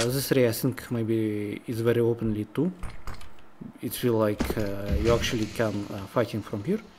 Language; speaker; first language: English; non-native, learner; Russian